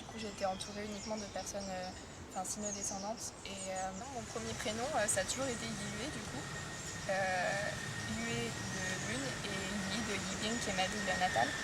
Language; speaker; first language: French; early bilingual, other home language; Chinese